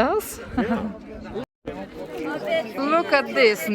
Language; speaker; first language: English; non-native, learner; Romanian